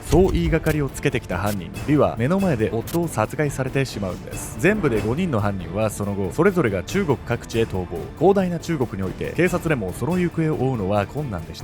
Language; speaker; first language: Japanese; native; Japanese